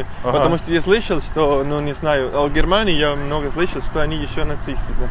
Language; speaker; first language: Russian; non-native, learner; Spanish